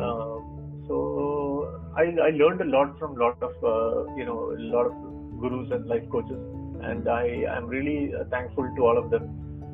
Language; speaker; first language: English; non-native, local second language; Malayalam